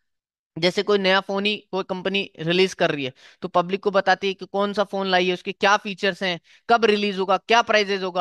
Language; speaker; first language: Hindi; native; Hindi